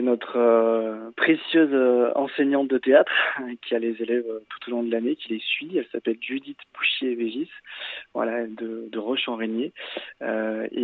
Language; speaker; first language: French; native; French